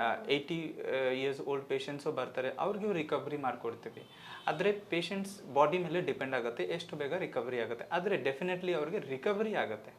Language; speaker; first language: Kannada; non-native, local second language; Hindi